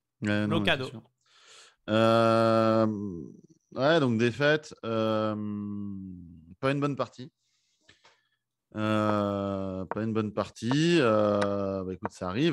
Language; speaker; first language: French; native; French